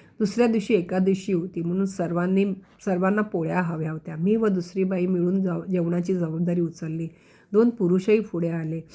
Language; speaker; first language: Marathi; non-native, local second language; Konkani